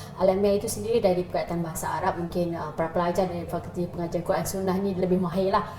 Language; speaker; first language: Malay; native; Malay